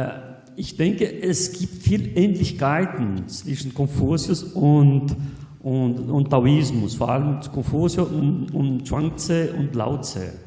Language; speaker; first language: German; non-native, fluent; Portuguese